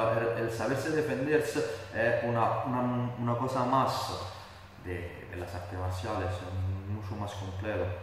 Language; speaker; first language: Spanish; non-native, fluent; Italian